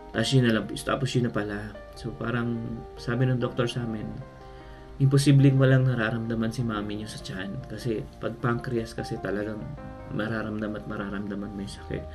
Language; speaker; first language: Filipino; native; Filipino